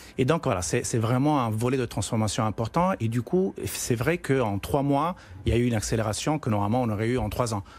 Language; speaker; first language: French; non-native, fluent; Italian